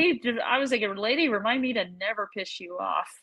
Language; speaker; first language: English; native; English